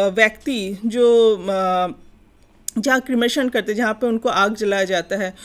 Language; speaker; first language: Hindi; non-native, local second language; Bangla